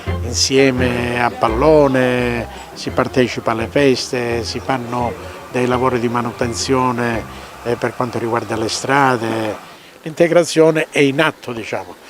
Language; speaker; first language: Italian; native; Italian